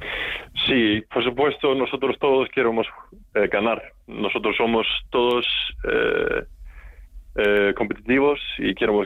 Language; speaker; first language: Spanish; non-native, learner; Icelandic